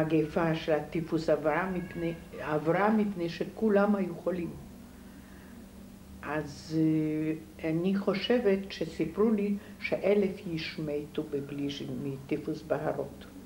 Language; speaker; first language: Hebrew; non-native, fluent; Polish